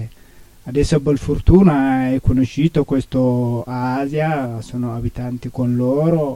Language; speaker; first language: Italian; non-native, learner; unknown